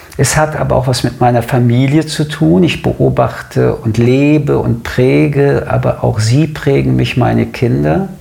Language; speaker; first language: German; early bilingual, other home language; French